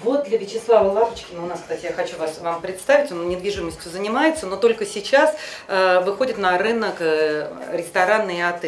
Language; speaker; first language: Russian; native; Russian